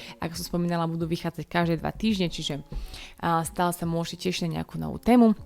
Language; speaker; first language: Slovak; native; Slovak